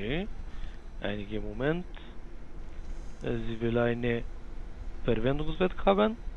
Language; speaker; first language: German; non-native, learner; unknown